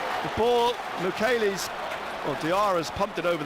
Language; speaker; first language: English; native; English